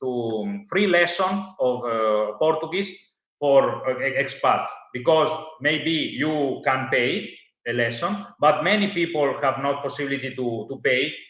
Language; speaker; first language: English; non-native, learner; Italian